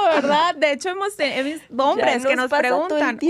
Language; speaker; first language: Spanish; native; Spanish